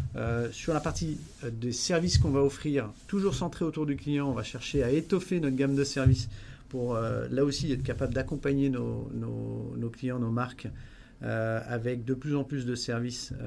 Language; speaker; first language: French; native; French